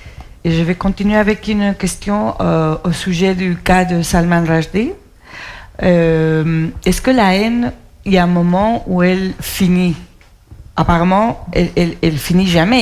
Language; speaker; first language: French; non-native, fluent; Spanish